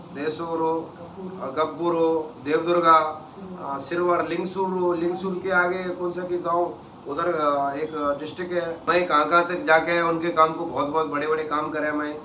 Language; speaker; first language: Hindi; non-native, local second language; Kannada